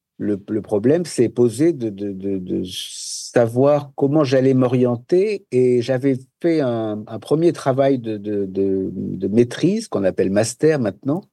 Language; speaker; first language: French; native; French